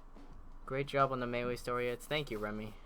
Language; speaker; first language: English; native; English